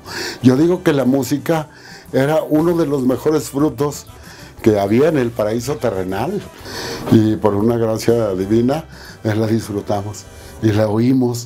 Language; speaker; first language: Spanish; native; Spanish